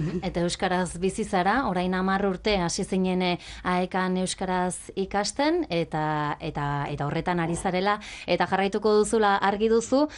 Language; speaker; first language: Basque; native; Basque